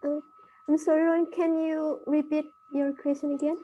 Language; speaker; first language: English; non-native, learner; Indonesian